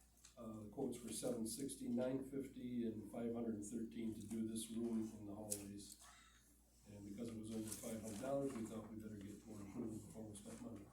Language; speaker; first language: English; native; English